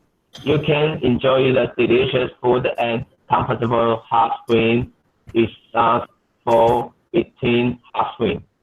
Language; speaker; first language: English; non-native, learner; Chinese